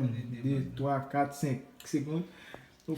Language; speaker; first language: Portuguese; non-native, learner; Haitian Creole